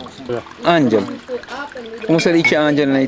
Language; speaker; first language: Italian; non-native, learner; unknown